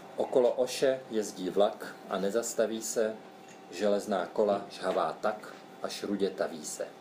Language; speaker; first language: Czech; native; Czech